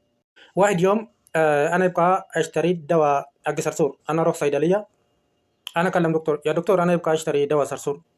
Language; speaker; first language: Arabic; non-native, learner; Oromo